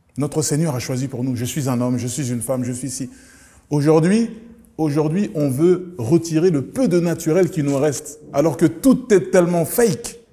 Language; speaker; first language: French; early bilingual, other home language; Lingala